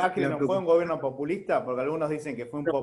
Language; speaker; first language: Spanish; native; Spanish